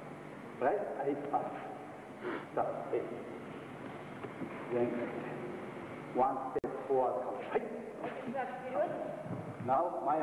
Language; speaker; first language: English; non-native, learner; Japanese